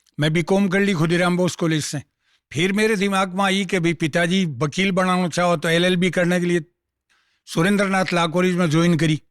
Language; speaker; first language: Hindi; non-native, local second language; Marwari